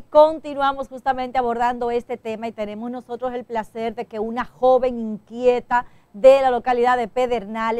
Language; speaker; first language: Spanish; native; Spanish